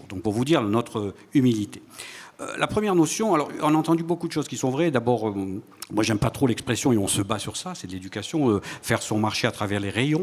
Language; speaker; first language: French; native; French